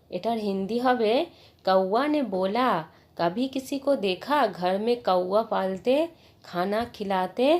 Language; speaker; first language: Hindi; non-native, local second language; Bangla